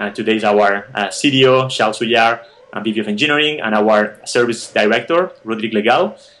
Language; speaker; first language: English; non-native, fluent; Spanish